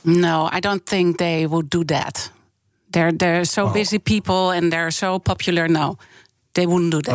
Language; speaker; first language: English; non-native, fluent; Dutch